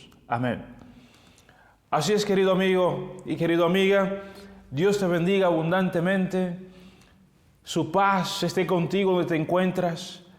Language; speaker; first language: Spanish; native; Spanish